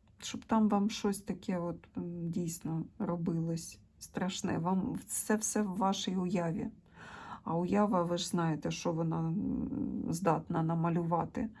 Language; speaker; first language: Ukrainian; non-native, local second language; Russian